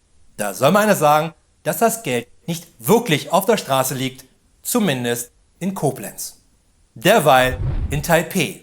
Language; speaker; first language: German; native; German